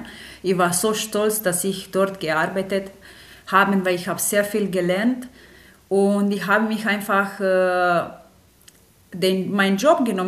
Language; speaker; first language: German; non-native, fluent; Romanian